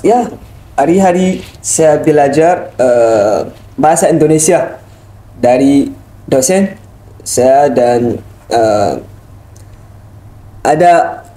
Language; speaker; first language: Indonesian; non-native, learner; Hausa